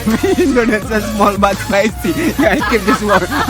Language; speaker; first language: English; non-native, learner; Indonesian